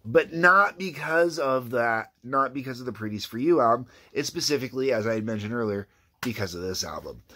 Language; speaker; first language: English; native; English